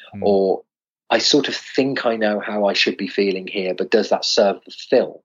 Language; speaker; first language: English; native; English